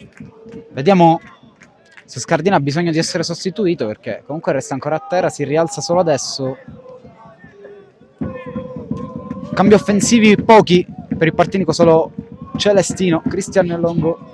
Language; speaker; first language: Italian; native; Italian